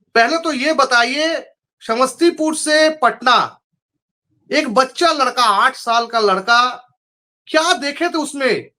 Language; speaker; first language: Hindi; non-native, local second language; Bangla